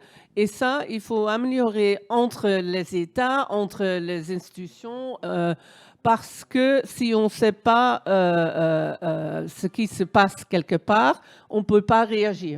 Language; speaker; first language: French; non-native, fluent; Dutch